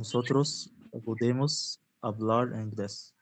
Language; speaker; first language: Spanish; non-native, learner; Arabic